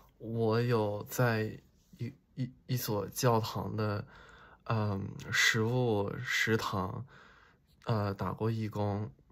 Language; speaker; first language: Chinese; early bilingual, heritage; Chinese